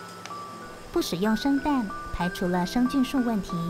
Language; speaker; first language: Chinese; native; Chinese